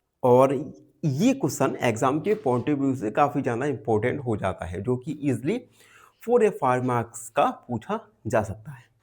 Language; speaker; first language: Hindi; native; Hindi